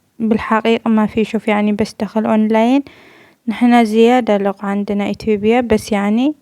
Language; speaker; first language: Arabic; non-native, learner; Amharic